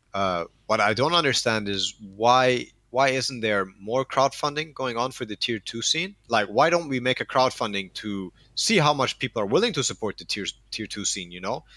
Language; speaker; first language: English; non-native, fluent; Danish